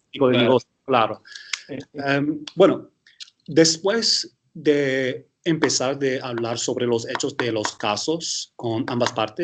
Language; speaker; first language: Spanish; early bilingual, heritage; English